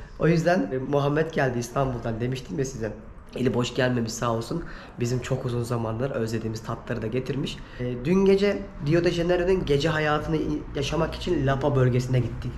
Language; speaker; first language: Turkish; native; Turkish